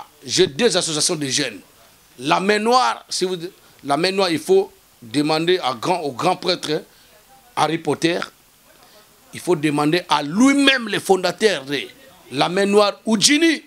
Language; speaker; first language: French; non-native, local second language; Lingala